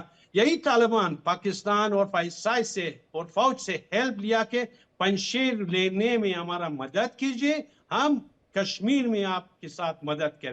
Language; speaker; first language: Hindi; non-native, fluent; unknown